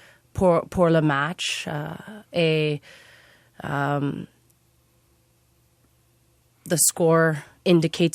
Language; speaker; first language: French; non-native, learner; English